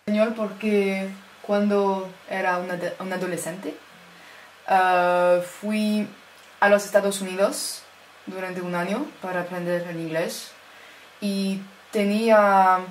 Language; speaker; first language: Spanish; non-native, learner; French